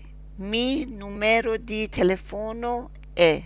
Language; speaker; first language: Spanish; non-native, fluent; Persian